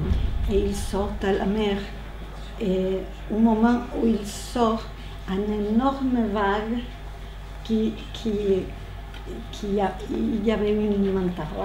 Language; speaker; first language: French; non-native, learner; Spanish